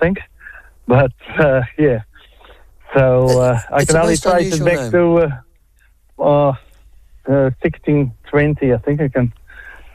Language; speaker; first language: English; non-native, fluent; Dutch